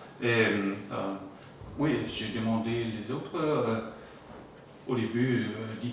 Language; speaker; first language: French; non-native, learner; German